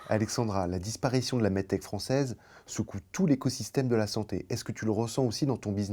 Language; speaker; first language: French; native; French